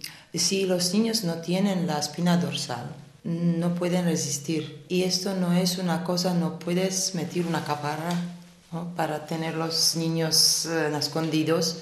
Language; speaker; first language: Spanish; non-native, fluent; Armenian